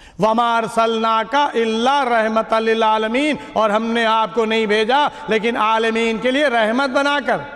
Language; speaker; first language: Urdu; native; Urdu